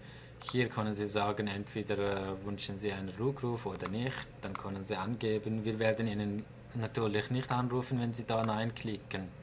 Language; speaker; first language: German; non-native, fluent; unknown